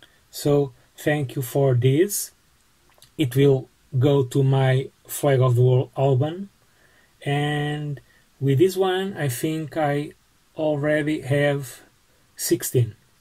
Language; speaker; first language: English; non-native, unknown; Portuguese